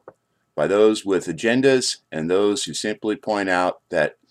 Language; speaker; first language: English; native; English